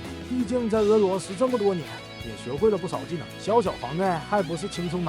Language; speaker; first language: Chinese; native; Chinese